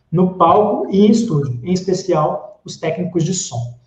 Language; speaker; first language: Portuguese; native; Portuguese